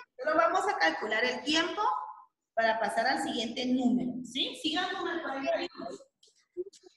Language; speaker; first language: Spanish; native; Spanish